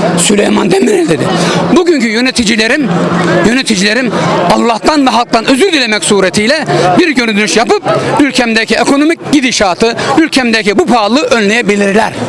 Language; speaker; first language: Turkish; native; Turkish